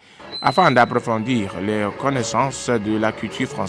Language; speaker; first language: French; non-native, fluent; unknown